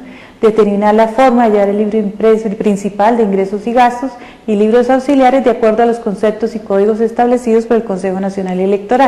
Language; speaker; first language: Spanish; native; Spanish